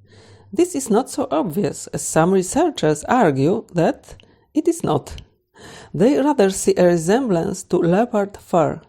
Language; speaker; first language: English; non-native, fluent; Polish